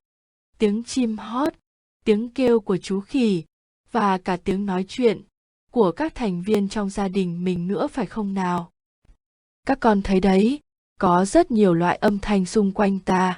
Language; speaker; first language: Vietnamese; native; Vietnamese